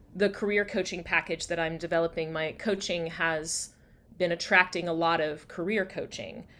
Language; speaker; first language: English; native; English